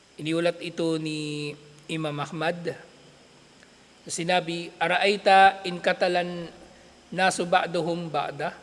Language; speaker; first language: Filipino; native; Filipino